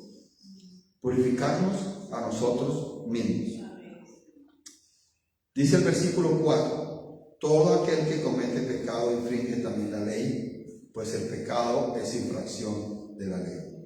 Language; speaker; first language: Spanish; native; Spanish